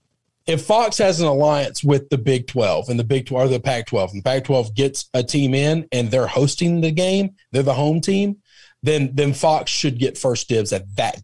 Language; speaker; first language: English; native; English